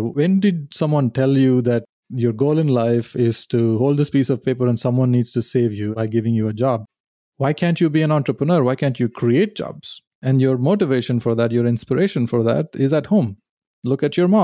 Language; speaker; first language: English; non-native, local second language; Tamil